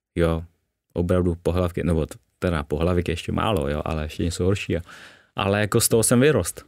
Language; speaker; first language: Czech; early bilingual, other home language; Vietnamese